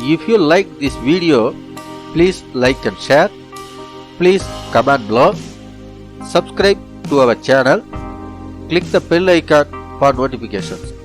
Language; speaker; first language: English; non-native, local second language; Tamil